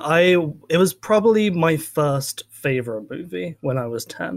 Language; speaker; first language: English; native; English